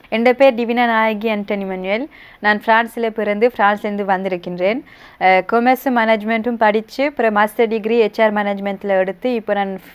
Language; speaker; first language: Tamil; early bilingual, heritage; Tamil